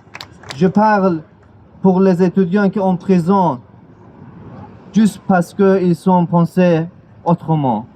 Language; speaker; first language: French; non-native, learner; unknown